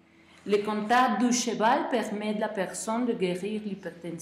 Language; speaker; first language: French; non-native, learner; Spanish